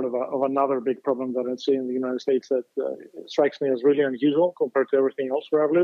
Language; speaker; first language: English; non-native, fluent; Greek